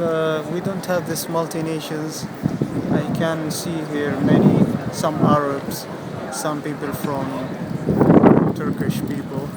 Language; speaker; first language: English; non-native, fluent; Arabic